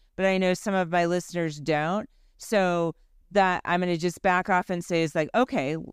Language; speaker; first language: English; early bilingual, other home language; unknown